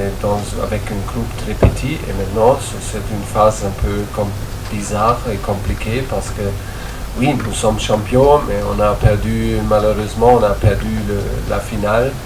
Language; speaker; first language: French; non-native, learner; German